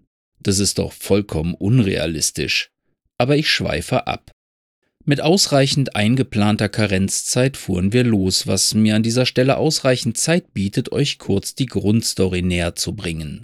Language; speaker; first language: German; native; German